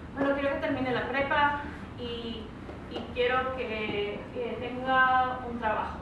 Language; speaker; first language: Spanish; early bilingual, other home language; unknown